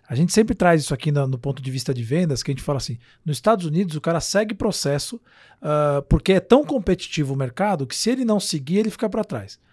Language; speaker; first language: Portuguese; native; Portuguese